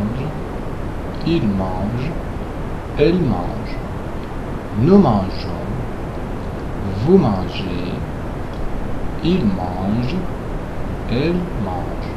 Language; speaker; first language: French; non-native, fluent; Russian